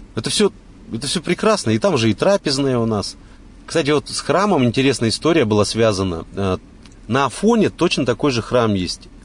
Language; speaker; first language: Russian; native; Russian